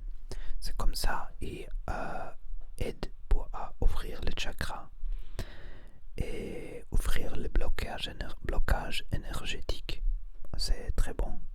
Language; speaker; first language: French; non-native, learner; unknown